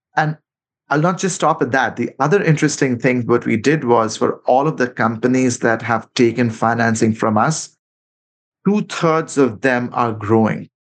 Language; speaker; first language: English; non-native, local second language; Bangla